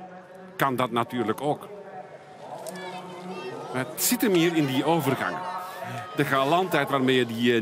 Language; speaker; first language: Dutch; native; Dutch